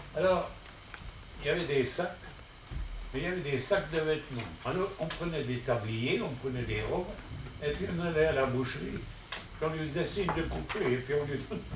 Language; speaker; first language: French; native; French